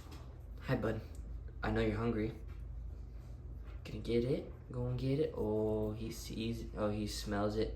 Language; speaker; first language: English; native; English